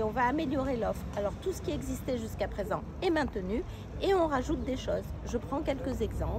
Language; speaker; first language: French; native; French